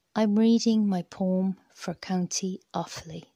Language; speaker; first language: English; native; English